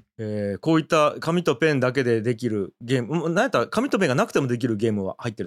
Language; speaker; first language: Japanese; native; Japanese